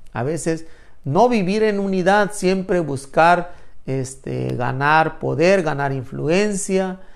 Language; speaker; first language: Spanish; native; Spanish